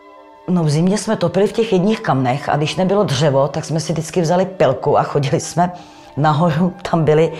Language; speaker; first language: Czech; native; Czech